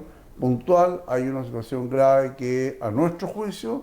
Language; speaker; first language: Spanish; native; Spanish